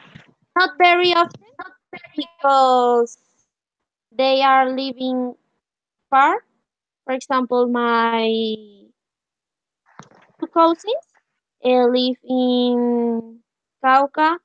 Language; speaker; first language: English; non-native, learner; Spanish